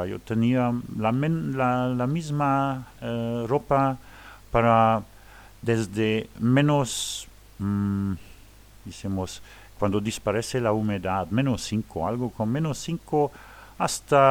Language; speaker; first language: Spanish; non-native, learner; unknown